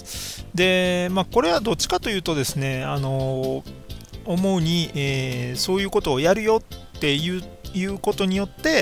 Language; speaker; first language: Japanese; native; Japanese